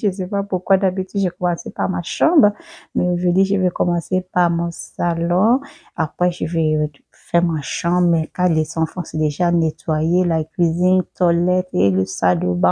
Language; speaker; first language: French; non-native, learner; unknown